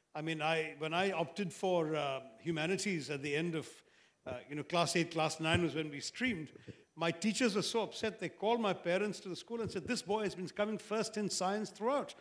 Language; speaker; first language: English; non-native, local second language; Malayalam